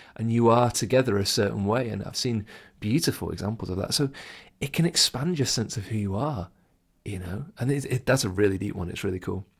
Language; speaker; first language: English; native; English